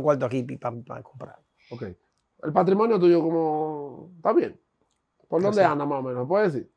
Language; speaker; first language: Spanish; native; Spanish